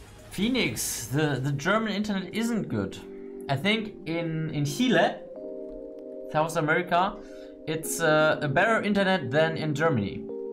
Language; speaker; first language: English; non-native, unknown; German